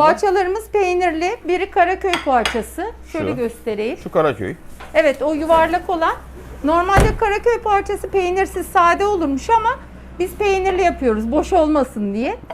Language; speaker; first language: Turkish; native; Turkish